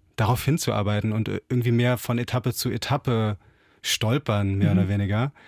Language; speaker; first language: German; native; German